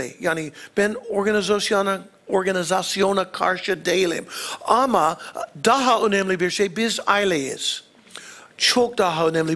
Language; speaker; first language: Turkish; non-native, fluent; English